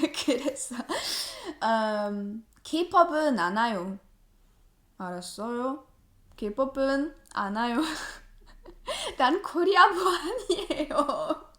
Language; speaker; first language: Korean; non-native, learner; French